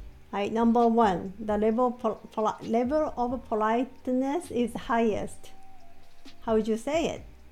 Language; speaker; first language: English; non-native, fluent; Japanese